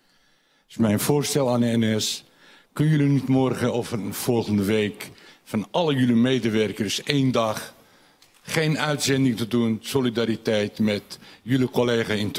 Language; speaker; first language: Dutch; non-native, local second language; Turkish